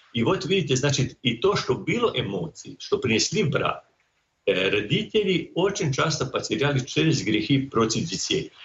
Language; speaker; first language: Russian; non-native, fluent; Croatian